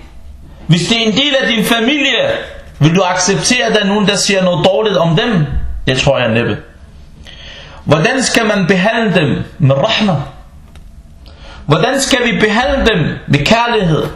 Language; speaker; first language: Danish; non-native, fluent; Arabic